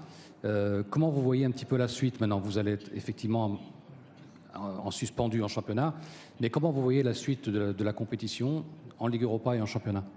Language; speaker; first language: French; native; French